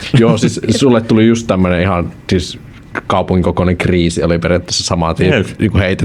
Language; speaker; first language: Finnish; native; Finnish